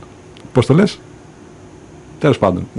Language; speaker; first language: Greek; native; Greek